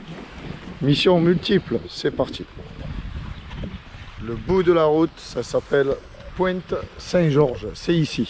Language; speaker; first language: French; native; French